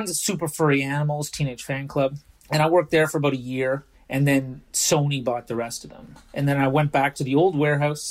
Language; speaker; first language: English; native; English